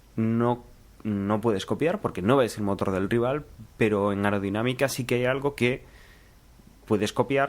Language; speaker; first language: Spanish; native; Spanish